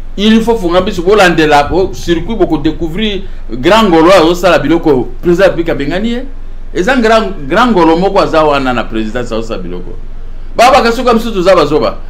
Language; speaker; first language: Lingala; native; Lingala